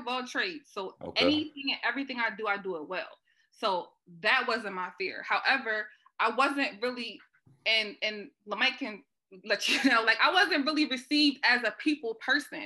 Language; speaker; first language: English; native; English